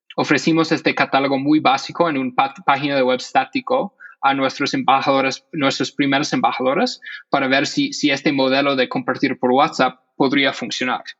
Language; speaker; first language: Spanish; non-native, fluent; English